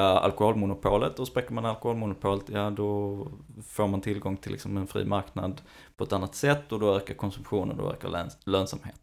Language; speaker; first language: Swedish; native; Swedish